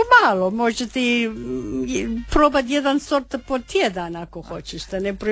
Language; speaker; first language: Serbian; early bilingual, heritage; Croatian